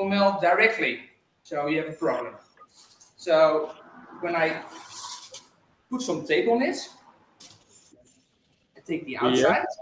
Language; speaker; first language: English; non-native, fluent; Dutch